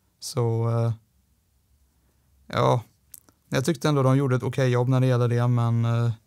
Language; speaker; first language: Swedish; native; Swedish